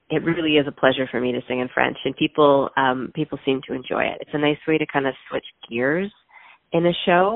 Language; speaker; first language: English; native; English